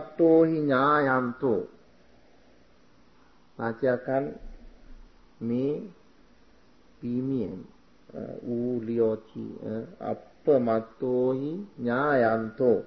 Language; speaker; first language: Chinese; non-native, fluent; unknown